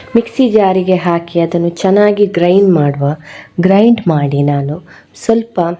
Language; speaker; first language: Kannada; non-native, local second language; Tulu